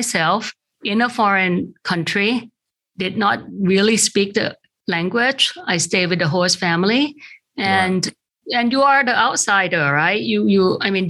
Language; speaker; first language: English; non-native, fluent; Thai